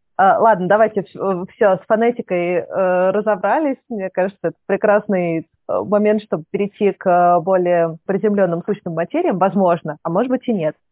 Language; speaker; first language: Russian; native; Russian